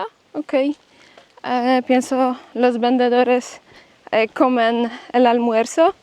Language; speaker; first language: Spanish; non-native, fluent; Polish